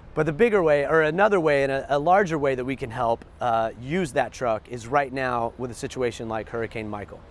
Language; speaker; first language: English; native; English